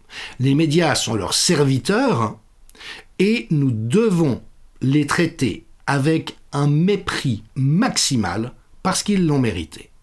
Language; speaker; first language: French; native; French